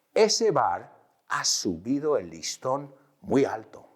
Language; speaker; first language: Spanish; non-native, fluent; English